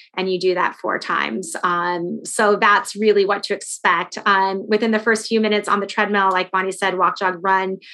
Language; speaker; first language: English; native; English